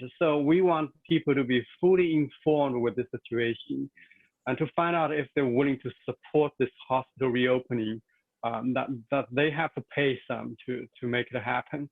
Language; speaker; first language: English; non-native, fluent; Chinese